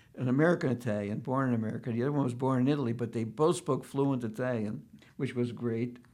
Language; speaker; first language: English; early bilingual, other home language; Yiddish